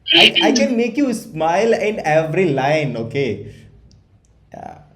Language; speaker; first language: English; non-native, learner; Hindi